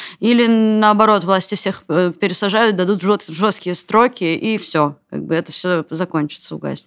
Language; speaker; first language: Russian; native; Russian